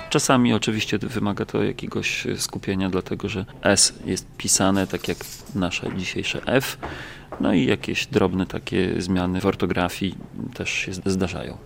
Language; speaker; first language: Polish; native; Polish